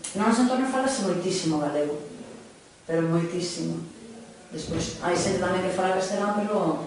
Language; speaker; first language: Galician; native; Galician